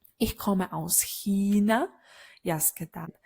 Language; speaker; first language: German; non-native, learner; Ukrainian